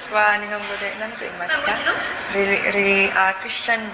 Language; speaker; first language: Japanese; non-native, learner; Cebuano